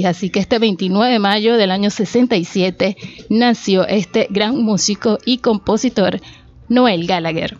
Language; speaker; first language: Spanish; native; Spanish